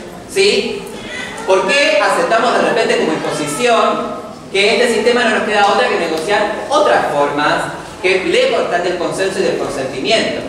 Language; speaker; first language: Spanish; native; Spanish